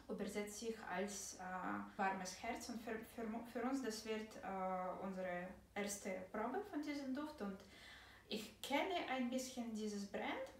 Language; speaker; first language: German; non-native, fluent; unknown